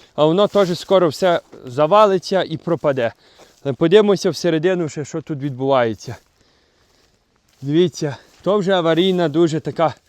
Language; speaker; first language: Ukrainian; native; Ukrainian